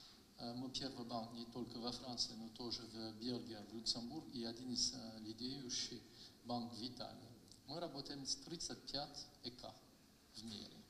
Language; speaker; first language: Russian; non-native, fluent; French